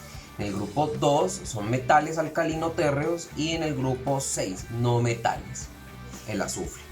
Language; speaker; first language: Spanish; native; Spanish